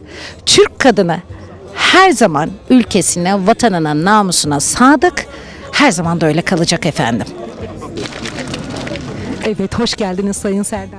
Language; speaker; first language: Turkish; native; Turkish